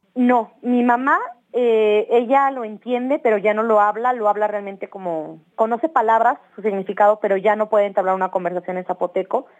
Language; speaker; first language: Spanish; native; Spanish